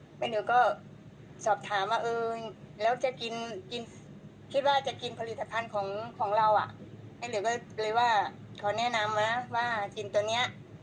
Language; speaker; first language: Thai; native; Thai